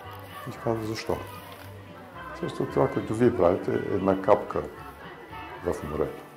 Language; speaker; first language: Bulgarian; early bilingual, heritage; Bulgarian